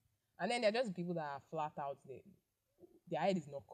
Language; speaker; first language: English; non-native, local second language; Igbo